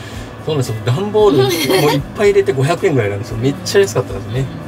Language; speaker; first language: Japanese; native; Japanese